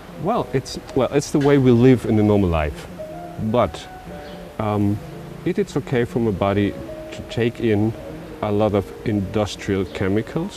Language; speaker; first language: English; non-native, fluent; Spanish